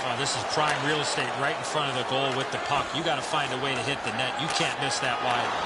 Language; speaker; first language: English; native; English